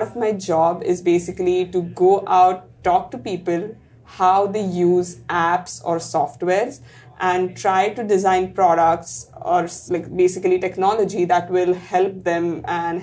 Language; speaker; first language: English; non-native, local second language; Marathi